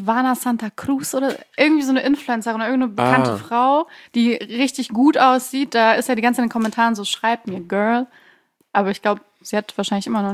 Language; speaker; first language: German; early bilingual, other home language; Persian